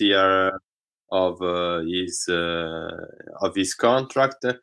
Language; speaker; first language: English; non-native, learner; Italian